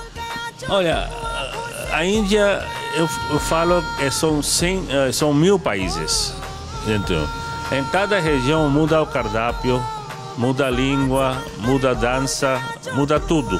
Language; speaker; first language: Portuguese; non-native, fluent; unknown